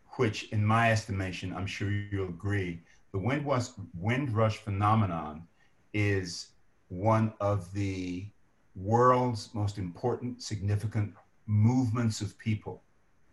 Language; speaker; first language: English; native; English